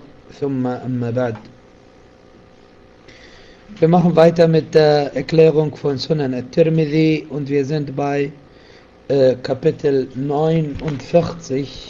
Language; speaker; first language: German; non-native, fluent; Arabic